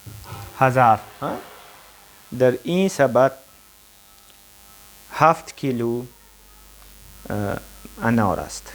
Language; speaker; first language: Persian; non-native, fluent; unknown